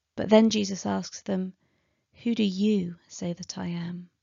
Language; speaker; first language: English; native; English